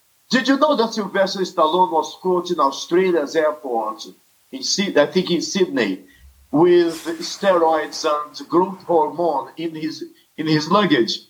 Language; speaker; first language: English; non-native, fluent; Portuguese